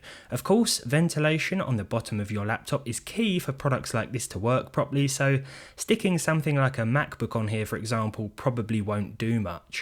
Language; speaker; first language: English; native; English